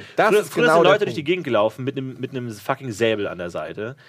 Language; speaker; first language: German; native; German